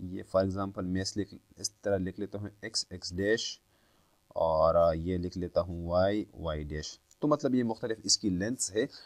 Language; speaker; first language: Hindi; native; Hindi